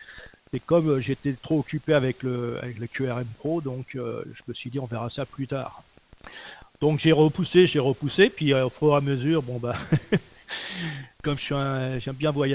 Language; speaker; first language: French; native; French